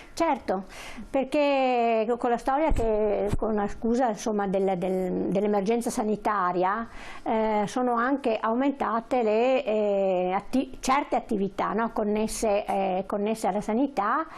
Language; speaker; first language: Italian; native; Italian